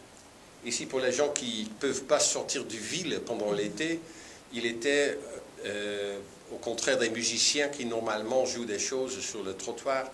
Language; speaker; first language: French; non-native, learner; Dutch